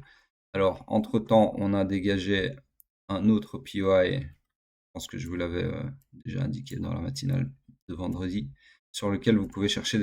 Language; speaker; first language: French; native; French